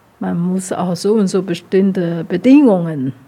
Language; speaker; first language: German; non-native, learner; Chinese